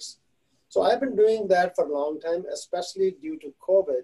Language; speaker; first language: English; non-native, local second language; Hindi